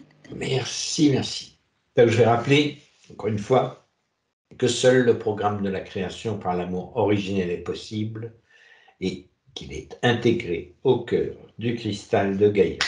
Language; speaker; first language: French; native; French